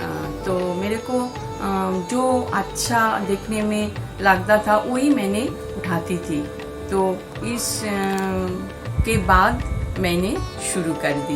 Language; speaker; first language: Hindi; non-native, local second language; Bangla